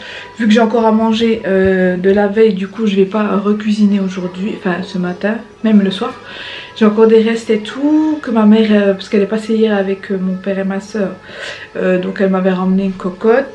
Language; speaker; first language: French; native; French